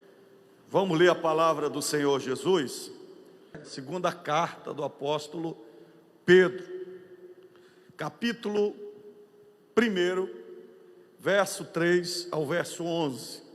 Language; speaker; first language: Portuguese; native; Portuguese